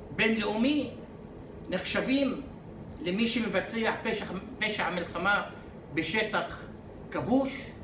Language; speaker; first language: Hebrew; non-native, local second language; Arabic